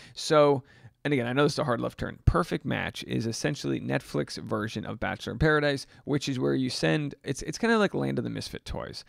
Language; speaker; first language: English; native; English